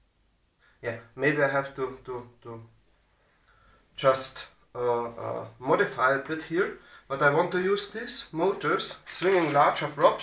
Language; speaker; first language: English; non-native, fluent; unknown